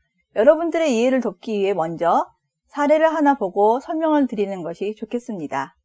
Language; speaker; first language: Korean; native; Korean